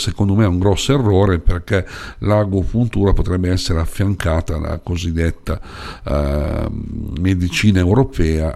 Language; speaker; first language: Italian; native; Italian